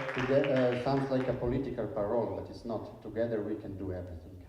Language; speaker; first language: English; non-native, fluent; Slovenian